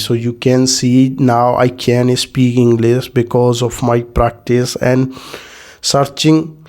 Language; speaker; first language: English; non-native, learner; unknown